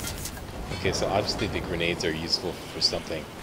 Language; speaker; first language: English; native; English